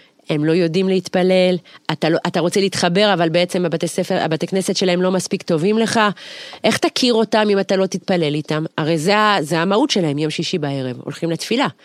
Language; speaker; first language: Hebrew; non-native, fluent; French